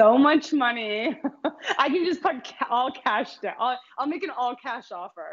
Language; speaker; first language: English; native; English